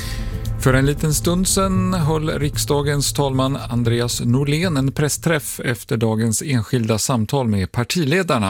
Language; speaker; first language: Swedish; native; Swedish